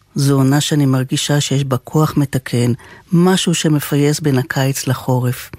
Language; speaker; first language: Hebrew; native; Hebrew